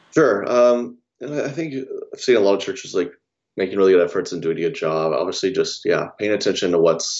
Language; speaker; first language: English; native; English